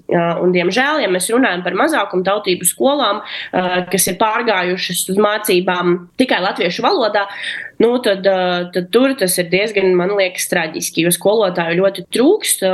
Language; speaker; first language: Latvian; non-native, local second language; Russian